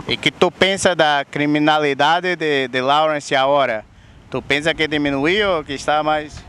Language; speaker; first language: Spanish; non-native, learner; Portuguese